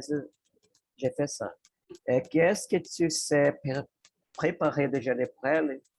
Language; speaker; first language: French; non-native, learner; Portuguese